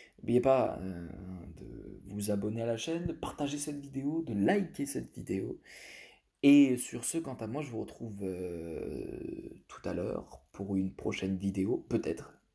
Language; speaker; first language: French; native; French